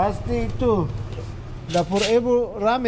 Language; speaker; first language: Indonesian; non-native, learner; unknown